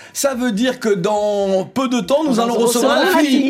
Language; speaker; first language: French; native; French